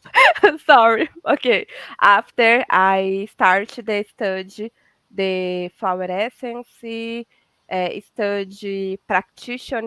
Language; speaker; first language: English; non-native, learner; Portuguese